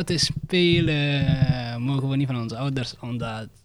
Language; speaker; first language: Dutch; non-native, fluent; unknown